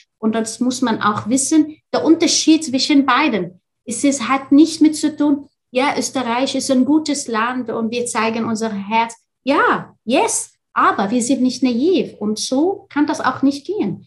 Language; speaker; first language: German; non-native, fluent; Arabic